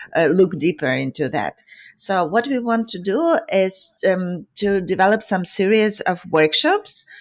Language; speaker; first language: English; non-native, fluent; Ukrainian